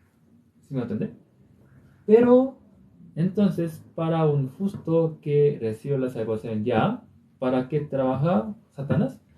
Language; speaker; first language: Spanish; non-native, learner; Korean